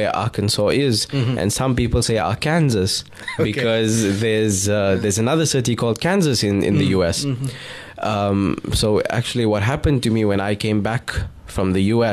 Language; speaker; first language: English; native; English